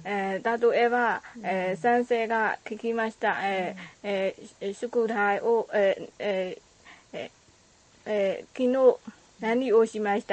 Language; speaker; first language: Japanese; non-native, learner; Burmese